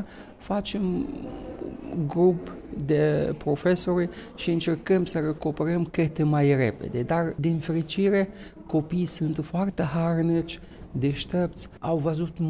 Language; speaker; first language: Romanian; non-native, fluent; Arabic